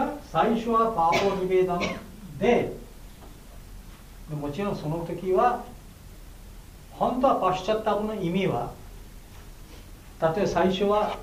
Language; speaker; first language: Japanese; non-native, fluent; Bangla